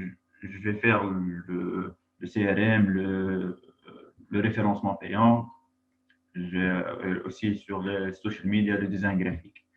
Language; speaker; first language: French; non-native, local second language; Arabic